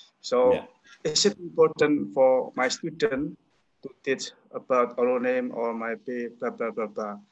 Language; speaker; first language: English; non-native, learner; Indonesian